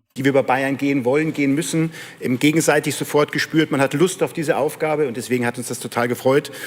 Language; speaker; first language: German; native; German